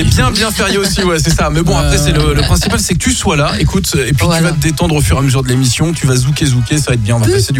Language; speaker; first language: French; native; French